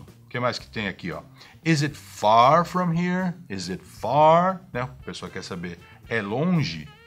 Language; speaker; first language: Portuguese; native; Portuguese